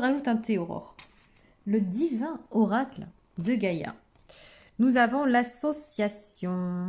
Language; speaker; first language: French; native; French